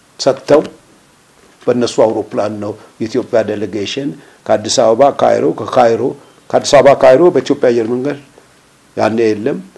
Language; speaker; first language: Amharic; native; Amharic